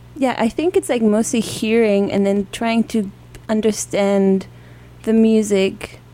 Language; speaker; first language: English; non-native, fluent; German